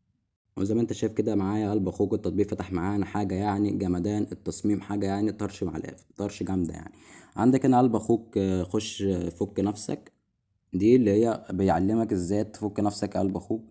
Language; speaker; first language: Arabic; native; Arabic